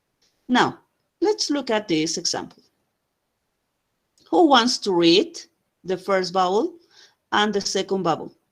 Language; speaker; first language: English; non-native, fluent; Spanish